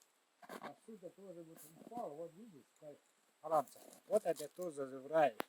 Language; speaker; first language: Russian; non-native, local second language; Yakut